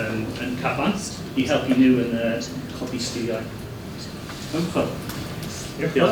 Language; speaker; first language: Welsh; non-native, learner; English